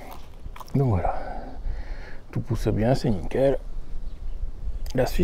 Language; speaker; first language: French; native; French